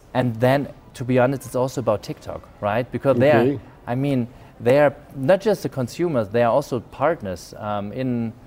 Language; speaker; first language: English; non-native, fluent; German